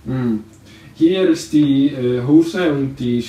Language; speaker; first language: German; non-native, learner; Icelandic